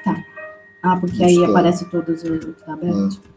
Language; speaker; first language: Portuguese; native; Portuguese